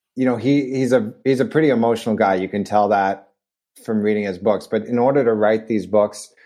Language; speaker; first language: English; native; English